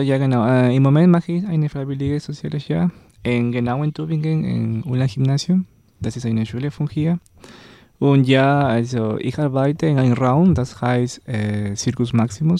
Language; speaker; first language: German; non-native, learner; Spanish